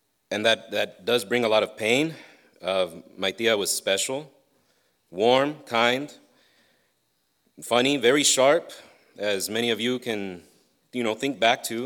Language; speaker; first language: English; early bilingual, other home language; Spanish